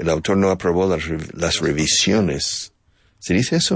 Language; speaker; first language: Spanish; non-native, fluent; English